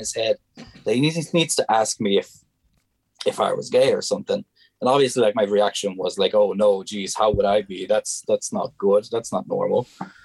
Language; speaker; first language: English; non-native, fluent; Hungarian